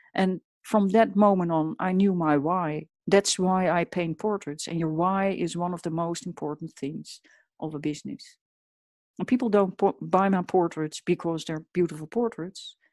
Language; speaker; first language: English; non-native, fluent; Dutch